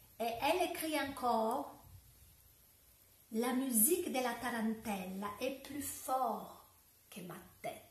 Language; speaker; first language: French; non-native, learner; Italian